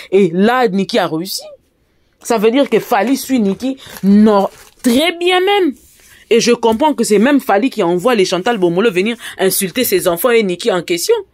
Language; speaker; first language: French; non-native, local second language; Lingala